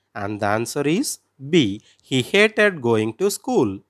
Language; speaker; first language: English; non-native, local second language; Tamil